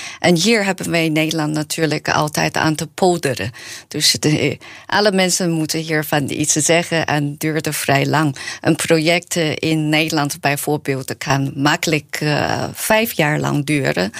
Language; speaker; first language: Dutch; non-native, learner; Chinese